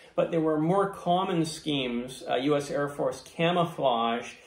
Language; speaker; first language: English; native; English